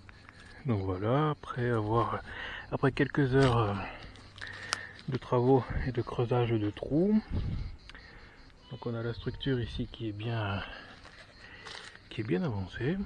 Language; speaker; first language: French; native; French